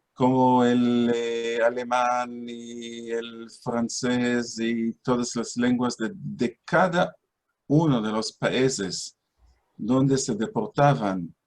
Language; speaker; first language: Spanish; non-native, fluent; Hebrew